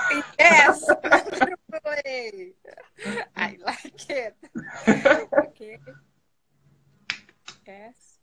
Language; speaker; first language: English; non-native, learner; Indonesian